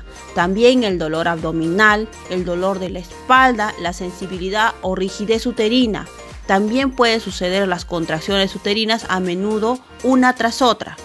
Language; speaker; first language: Spanish; native; Spanish